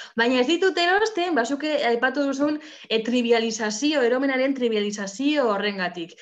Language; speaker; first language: Basque; non-native, local second language; Spanish